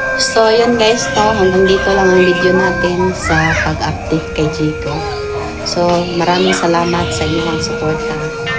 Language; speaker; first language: Filipino; non-native, local second language; Cebuano